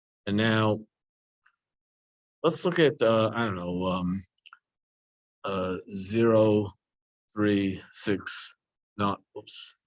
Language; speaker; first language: English; native; English